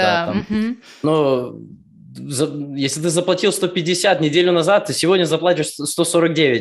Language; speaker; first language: Russian; early bilingual, heritage; Russian